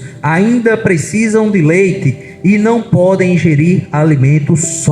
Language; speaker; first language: Portuguese; native; Portuguese